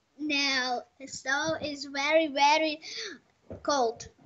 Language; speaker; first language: English; non-native, learner; Russian